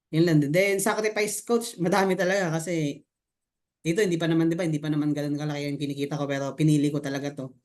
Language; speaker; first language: Filipino; native; Filipino